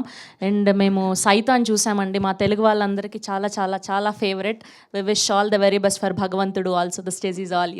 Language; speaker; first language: Telugu; native; Telugu